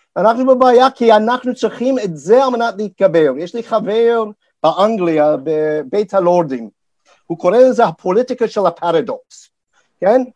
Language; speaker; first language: Hebrew; non-native, fluent; English